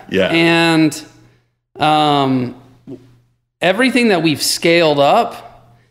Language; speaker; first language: English; native; English